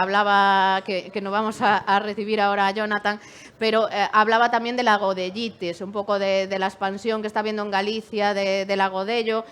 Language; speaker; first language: Spanish; native; Spanish